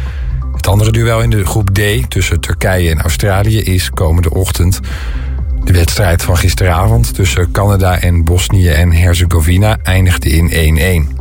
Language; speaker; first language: Dutch; native; Dutch